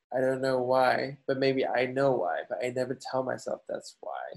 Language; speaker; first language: English; non-native, fluent; Chinese